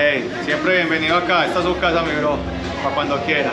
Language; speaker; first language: Spanish; native; Spanish